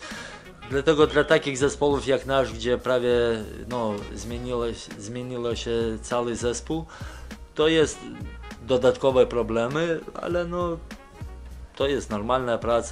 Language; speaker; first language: Polish; non-native, fluent; Lithuanian